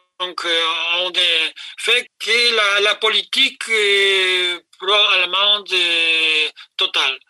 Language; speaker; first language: French; non-native, fluent; Polish